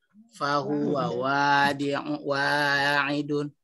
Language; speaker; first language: Arabic; non-native, fluent; Indonesian